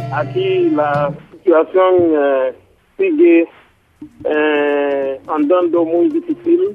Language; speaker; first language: Spanish; non-native, local second language; Haitian Creole